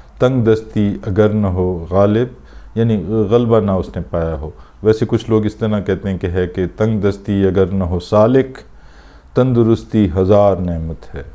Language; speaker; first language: Urdu; non-native, local second language; Pashto